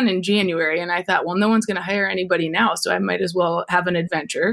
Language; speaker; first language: English; native; English